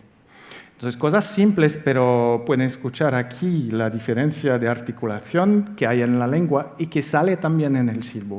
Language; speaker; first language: Spanish; non-native, fluent; French